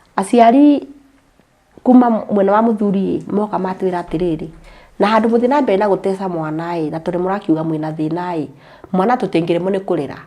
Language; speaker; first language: Kikuyu; native; Kikuyu